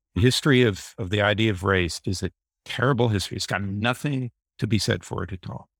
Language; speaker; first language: English; native; English